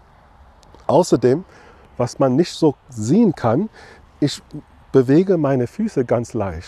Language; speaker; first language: German; non-native, fluent; English